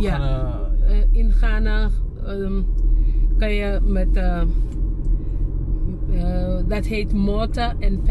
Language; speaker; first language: Dutch; non-native, local second language; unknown